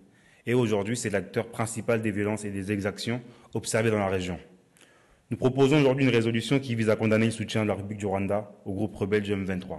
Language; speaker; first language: French; native; French